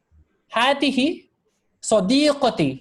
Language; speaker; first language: Arabic; non-native, fluent; Hindi